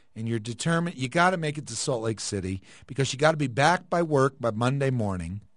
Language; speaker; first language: English; native; English